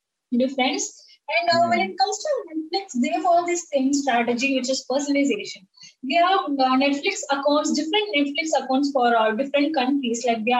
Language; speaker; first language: English; non-native, local second language; Tamil